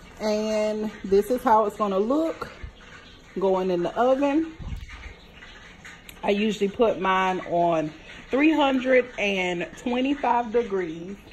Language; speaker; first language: English; native; English